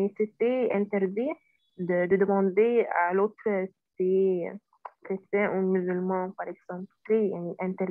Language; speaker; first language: French; non-native, learner; Arabic